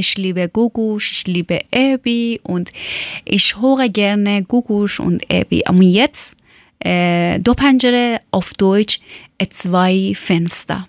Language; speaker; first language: German; non-native, learner; Persian